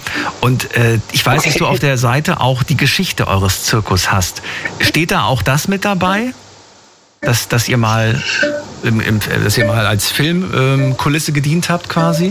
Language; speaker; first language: German; native; German